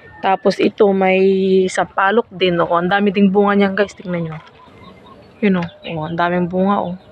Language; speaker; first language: Filipino; non-native, local second language; Pangasinan